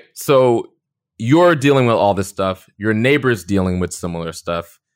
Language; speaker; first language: English; native; English